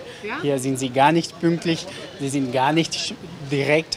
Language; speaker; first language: German; non-native, fluent; Portuguese